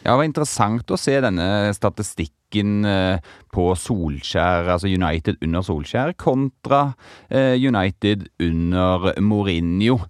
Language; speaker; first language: Norwegian; native; Norwegian